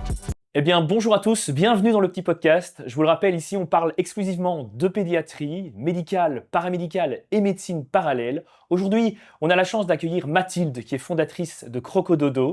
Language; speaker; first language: French; native; French